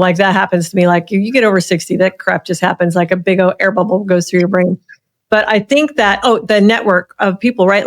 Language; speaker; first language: English; native; English